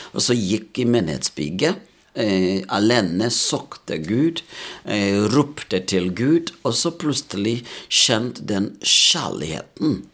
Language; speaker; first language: Norwegian; non-native, fluent; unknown